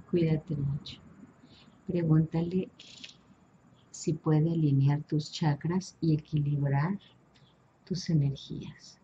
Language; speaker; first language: Spanish; native; Spanish